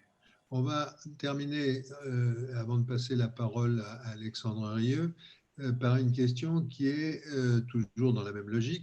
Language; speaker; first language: French; native; French